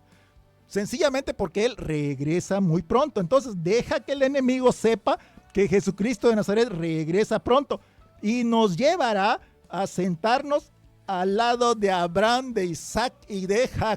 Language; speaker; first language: Spanish; native; Spanish